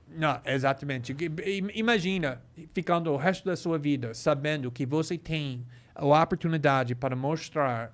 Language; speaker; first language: Portuguese; non-native, fluent; English